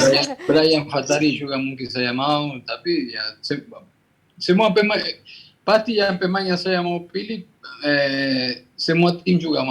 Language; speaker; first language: Indonesian; non-native, fluent; Spanish